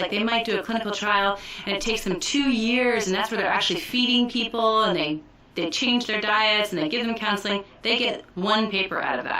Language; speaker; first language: English; native; English